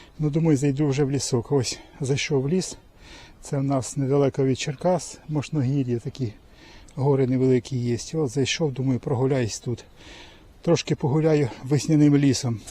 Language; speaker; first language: Ukrainian; native; Ukrainian